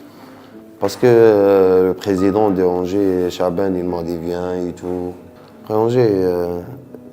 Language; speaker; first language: French; non-native, local second language; Arabic